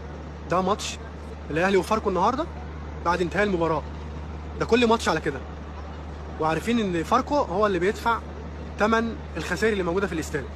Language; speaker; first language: Arabic; native; Arabic